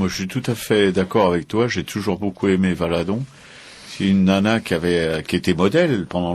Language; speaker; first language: French; native; French